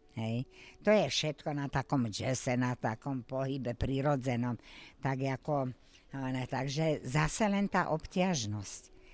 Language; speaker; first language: Slovak; native; Slovak